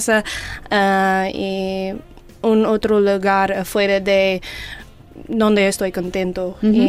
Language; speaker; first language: Spanish; non-native, learner; English